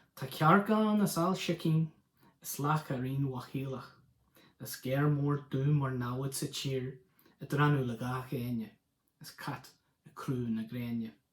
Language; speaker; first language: Irish; non-native, local second language; English